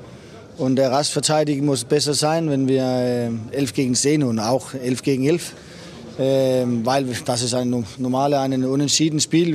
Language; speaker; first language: German; non-native, learner; Danish